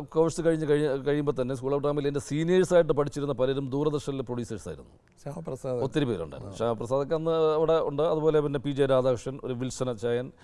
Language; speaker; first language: Malayalam; native; Malayalam